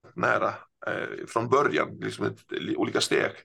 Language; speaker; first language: Swedish; non-native, fluent; Icelandic